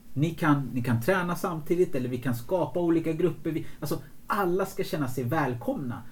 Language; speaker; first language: Swedish; early bilingual, other home language; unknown